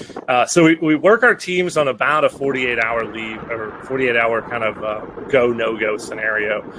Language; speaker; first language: English; native; English